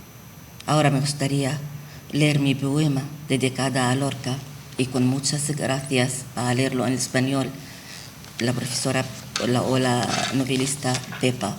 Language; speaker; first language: Spanish; non-native, fluent; Arabic